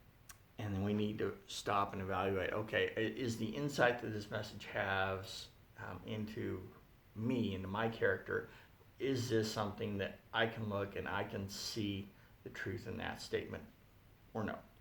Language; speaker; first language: English; native; English